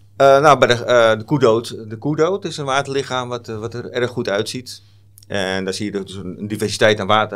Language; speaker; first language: Dutch; native; Dutch